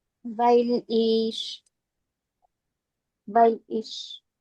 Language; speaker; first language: German; non-native, learner; Filipino